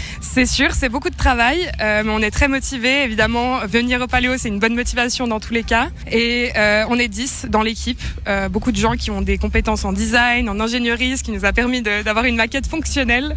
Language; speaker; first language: French; native; French